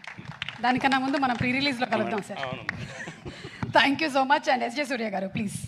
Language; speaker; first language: Telugu; native; Telugu